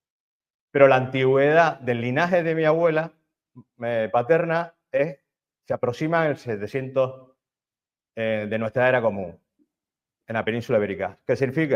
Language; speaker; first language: Spanish; native; Spanish